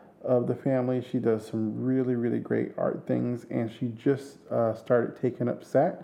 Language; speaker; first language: English; native; English